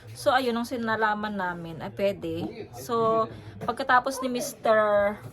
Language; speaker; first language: Filipino; native; Filipino